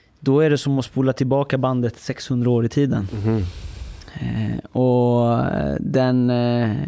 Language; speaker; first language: Swedish; early bilingual, other home language; Persian